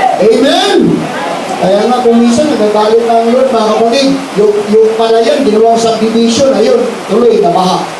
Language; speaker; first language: Filipino; non-native, local second language; Cebuano